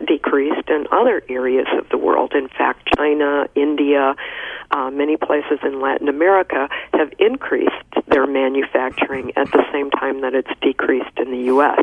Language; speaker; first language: English; native; English